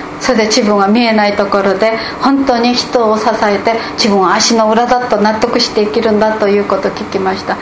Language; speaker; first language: Japanese; non-native, fluent; Korean